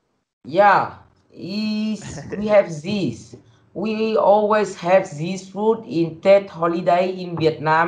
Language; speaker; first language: English; non-native, learner; Vietnamese